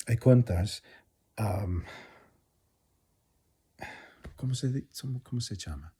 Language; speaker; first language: Galician; non-native, fluent; English